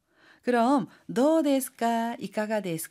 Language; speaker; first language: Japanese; non-native, fluent; Korean